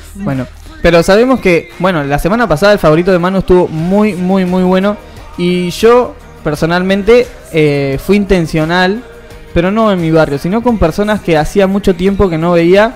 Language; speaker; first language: Spanish; native; Spanish